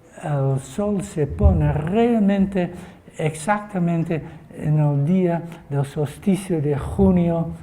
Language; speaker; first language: Spanish; non-native, fluent; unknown